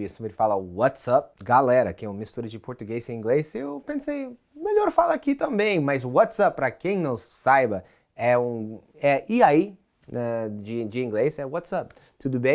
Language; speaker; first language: Portuguese; non-native, fluent; English